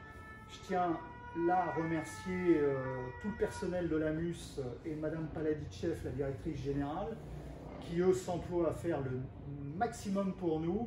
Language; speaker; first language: French; native; French